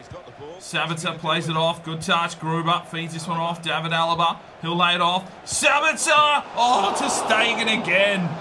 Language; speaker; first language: English; native; English